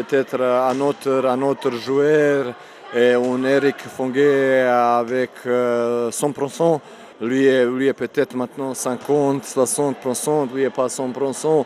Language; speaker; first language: French; non-native, learner; Serbian